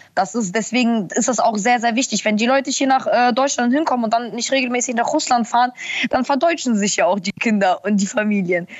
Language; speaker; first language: German; early bilingual, other home language; Russian